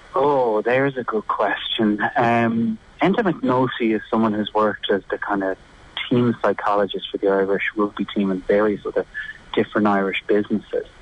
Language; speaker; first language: English; native; English